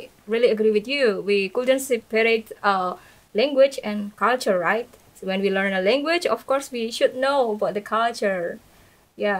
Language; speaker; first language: English; non-native, fluent; Indonesian